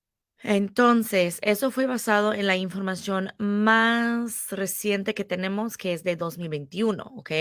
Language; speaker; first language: Spanish; non-native, fluent; English